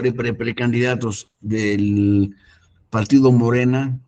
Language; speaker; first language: Spanish; native; Spanish